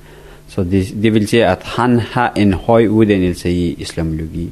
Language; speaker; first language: Danish; non-native, learner; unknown